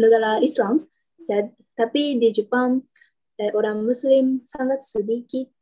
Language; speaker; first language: Indonesian; non-native, learner; Japanese